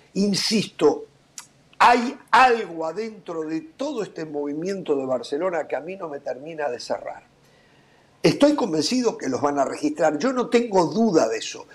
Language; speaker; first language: Spanish; native; Spanish